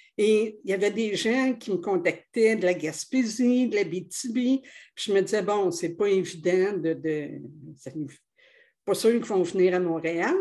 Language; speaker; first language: French; native; French